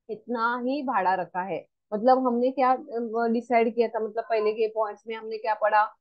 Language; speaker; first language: Hindi; non-native, local second language; Marathi